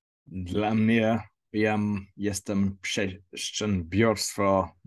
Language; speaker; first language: Polish; non-native, learner; English